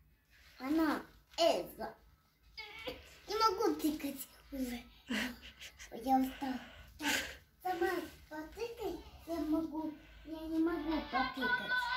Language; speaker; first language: Russian; early bilingual, heritage; Russian